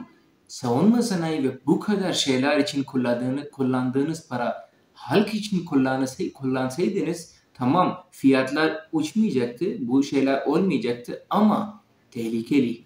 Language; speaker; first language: Turkish; non-native, fluent; Urdu